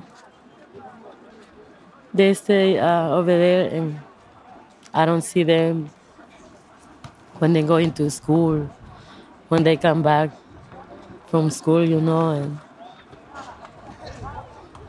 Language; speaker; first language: English; non-native, learner; Spanish